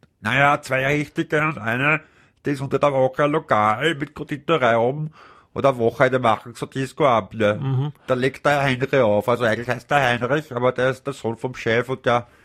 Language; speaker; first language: German; native; German